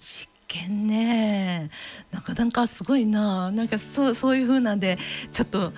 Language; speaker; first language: Japanese; native; Japanese